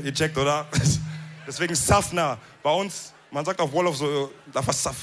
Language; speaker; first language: German; early bilingual, other home language; Wolof